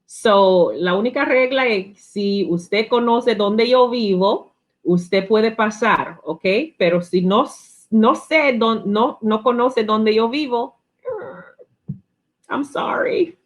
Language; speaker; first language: Spanish; non-native, learner; English